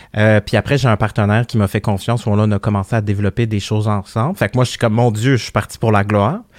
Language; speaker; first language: French; early bilingual, other home language; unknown